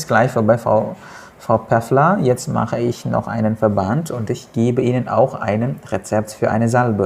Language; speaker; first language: German; non-native, fluent; Indonesian